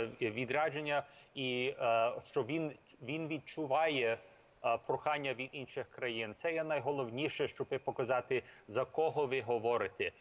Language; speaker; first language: Ukrainian; early bilingual, heritage; English